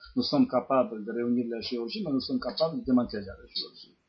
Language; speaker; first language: French; non-native, fluent; Georgian